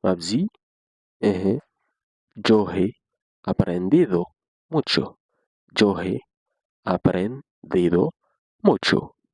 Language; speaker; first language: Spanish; non-native, learner; Haitian Creole